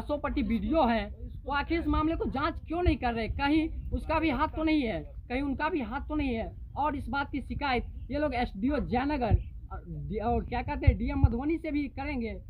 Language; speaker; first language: Hindi; native; Hindi